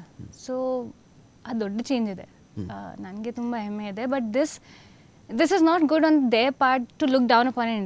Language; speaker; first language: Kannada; non-native, fluent; Hindi